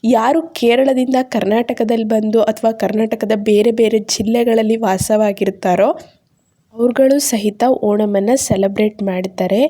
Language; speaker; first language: Kannada; native; Kannada